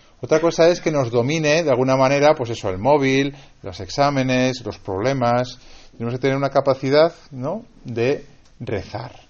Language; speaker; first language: Spanish; native; Spanish